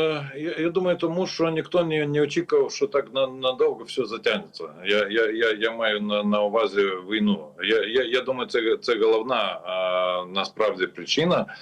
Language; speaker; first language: Ukrainian; non-native, learner; Lithuanian